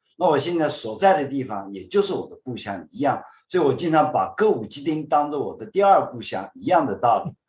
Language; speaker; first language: Chinese; native; Chinese